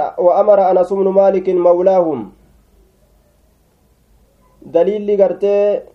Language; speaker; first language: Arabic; non-native, fluent; Oromo